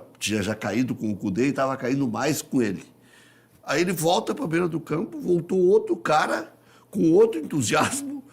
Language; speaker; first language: Portuguese; native; Portuguese